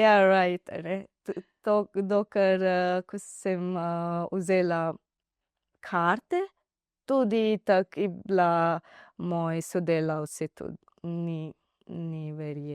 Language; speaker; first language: Slovenian; non-native, learner; Divehi